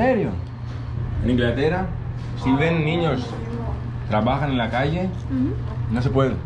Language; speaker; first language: Spanish; non-native, learner; Greek